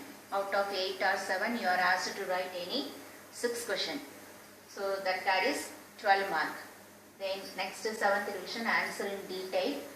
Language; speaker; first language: English; non-native, local second language; Tamil